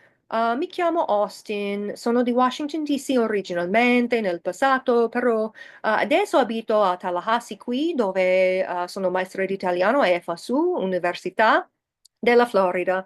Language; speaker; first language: Italian; non-native, fluent; English